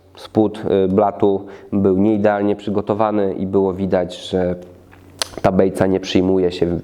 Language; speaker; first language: Polish; native; Polish